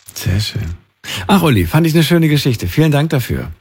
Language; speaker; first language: German; native; German